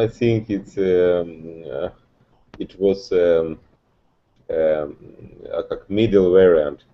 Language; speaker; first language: English; non-native, learner; Russian